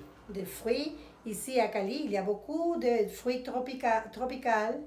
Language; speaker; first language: French; non-native, fluent; Spanish